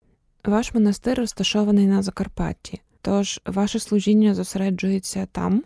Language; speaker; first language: Ukrainian; native; Ukrainian